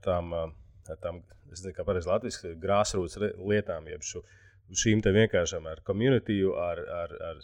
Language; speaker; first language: Latvian; native; Latvian